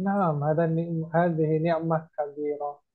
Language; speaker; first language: Arabic; non-native, learner; Indonesian